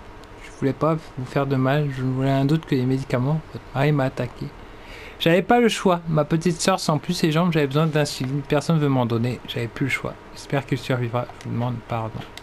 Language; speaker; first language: French; native; French